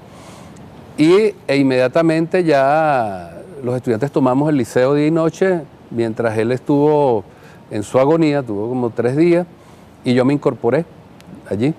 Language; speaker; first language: Spanish; native; Spanish